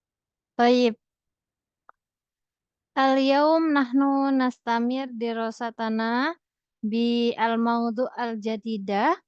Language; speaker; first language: Arabic; non-native, fluent; Indonesian